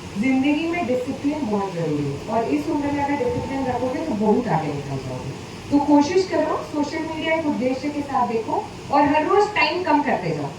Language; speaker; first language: Hindi; non-native, local second language; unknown